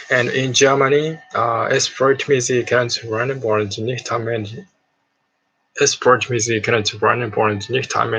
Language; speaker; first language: German; non-native, learner; Japanese